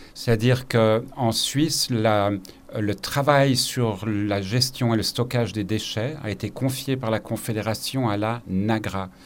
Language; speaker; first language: French; native; French